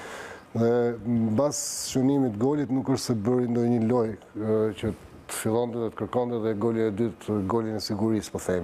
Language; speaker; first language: Albanian; native; Albanian